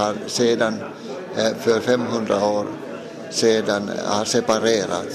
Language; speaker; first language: Swedish; non-native, local second language; Finnish